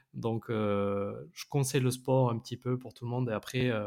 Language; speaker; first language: French; native; French